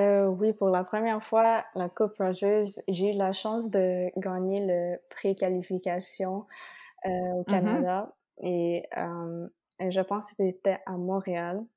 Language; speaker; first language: French; non-native, local second language; Spanish